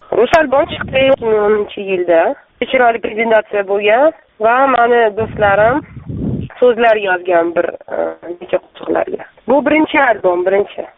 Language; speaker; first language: Uzbek; non-native, local second language; Russian